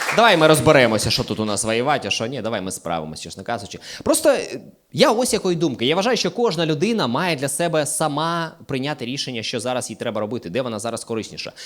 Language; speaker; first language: Ukrainian; native; Ukrainian